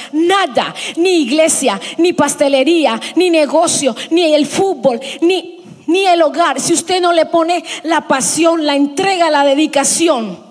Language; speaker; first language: Spanish; early bilingual, heritage; Spanish